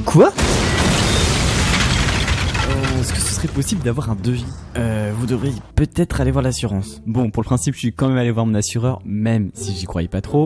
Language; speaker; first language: French; native; French